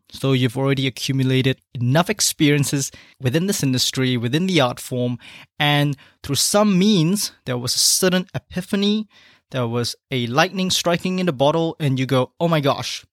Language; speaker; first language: English; non-native, local second language; Chinese